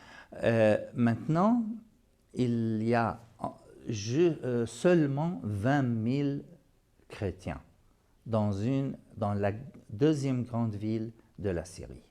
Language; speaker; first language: French; non-native, fluent; Arabic